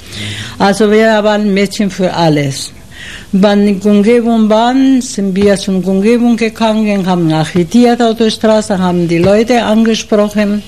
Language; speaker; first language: German; non-native, fluent; Spanish